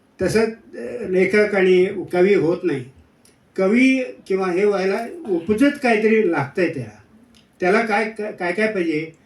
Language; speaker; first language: Marathi; non-native, local second language; Kannada